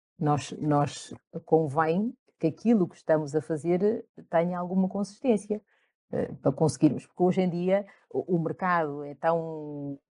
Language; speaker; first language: Portuguese; early bilingual, other home language; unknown